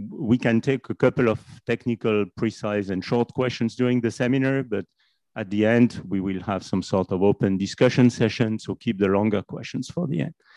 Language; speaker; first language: English; non-native, fluent; French